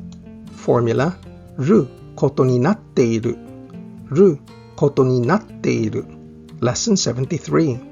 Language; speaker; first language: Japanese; non-native, fluent; English